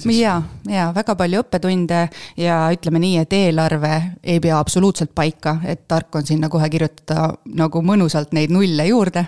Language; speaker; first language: Estonian; native; Estonian